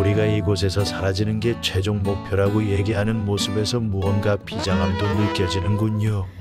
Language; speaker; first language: Korean; native; Korean